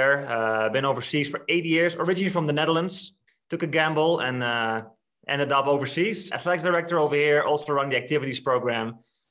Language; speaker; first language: English; non-native, fluent; Dutch